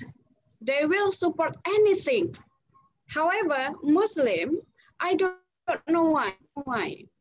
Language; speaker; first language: English; non-native, fluent; Indonesian